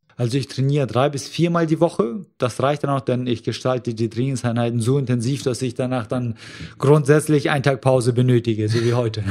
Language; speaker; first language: German; early bilingual, other home language; Russian